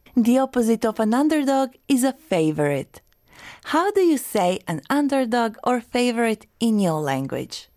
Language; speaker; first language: English; non-native, fluent; Croatian